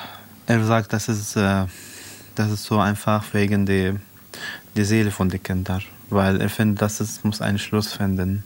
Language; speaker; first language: German; non-native, learner; Arabic